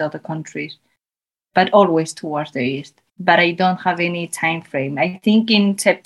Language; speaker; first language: English; non-native, fluent; Spanish